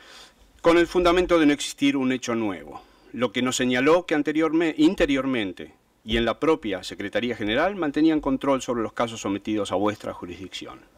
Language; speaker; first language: Spanish; native; Spanish